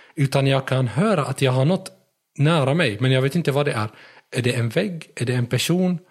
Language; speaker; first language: Swedish; early bilingual, other home language; Arabic